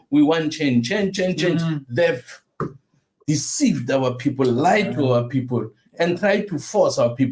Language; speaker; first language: English; non-native, local second language; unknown